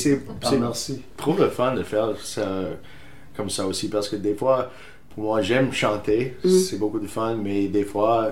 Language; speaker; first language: French; non-native, fluent; English